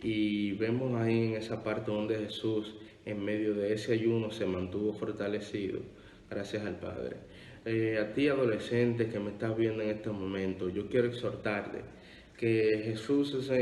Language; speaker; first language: Spanish; native; Spanish